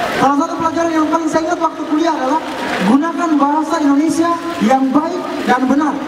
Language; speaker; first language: Indonesian; non-native, local second language; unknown